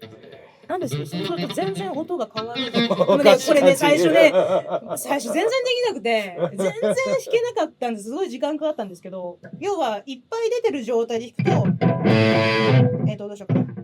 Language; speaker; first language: Japanese; native; Japanese